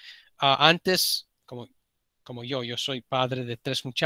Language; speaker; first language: Spanish; early bilingual, heritage; Spanish